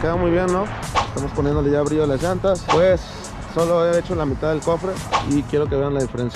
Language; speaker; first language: Spanish; native; Spanish